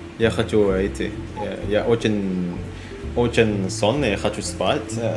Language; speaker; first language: Russian; non-native, learner; Indonesian